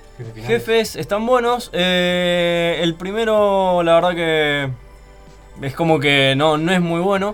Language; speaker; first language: Spanish; native; Spanish